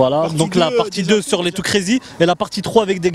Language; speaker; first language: French; native; French